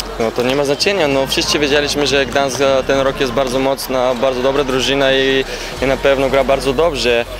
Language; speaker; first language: Polish; non-native, learner; Bulgarian